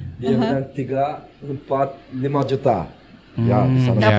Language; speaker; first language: Indonesian; non-native, learner; Turkish